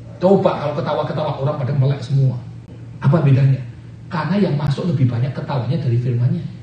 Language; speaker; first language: Indonesian; native; Indonesian